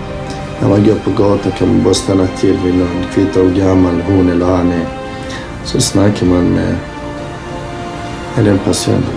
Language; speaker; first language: Swedish; early bilingual, other home language; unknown